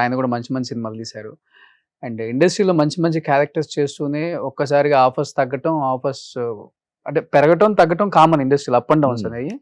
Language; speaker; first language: Telugu; native; Telugu